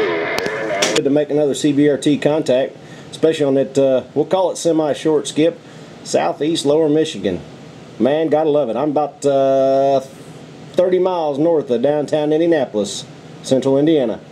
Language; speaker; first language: English; native; English